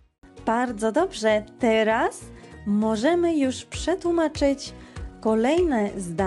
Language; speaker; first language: Polish; non-native, fluent; Georgian